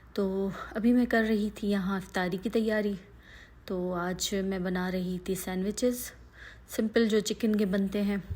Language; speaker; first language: Urdu; native; Urdu